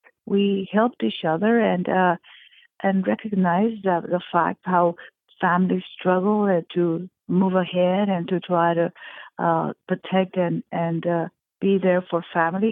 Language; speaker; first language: English; native; English